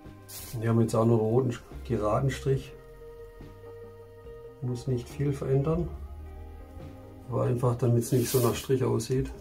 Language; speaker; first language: German; native; German